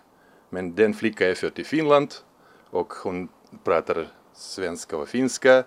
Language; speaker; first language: Swedish; non-native, fluent; Russian